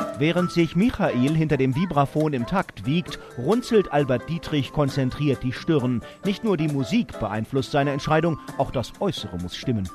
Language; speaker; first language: German; native; German